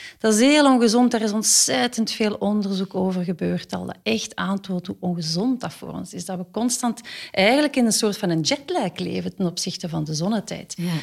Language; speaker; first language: Dutch; native; Dutch